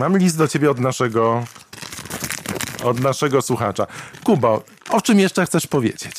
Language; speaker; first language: Polish; native; Polish